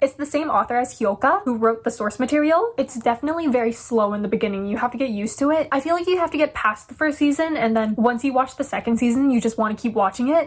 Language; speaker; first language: English; native; English